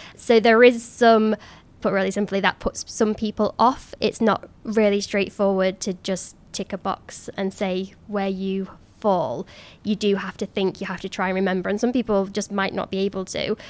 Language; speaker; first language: English; native; English